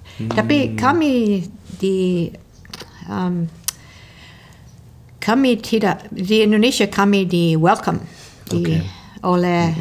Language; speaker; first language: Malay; non-native, fluent; English